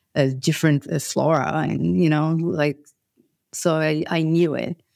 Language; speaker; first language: English; non-native, fluent; Portuguese